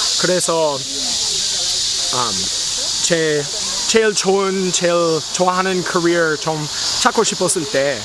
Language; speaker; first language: Korean; non-native, learner; English